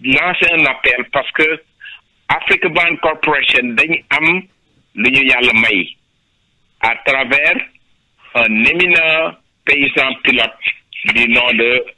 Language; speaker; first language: French; non-native, local second language; Wolof